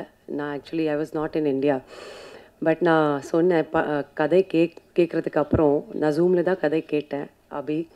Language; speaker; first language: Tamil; non-native, fluent; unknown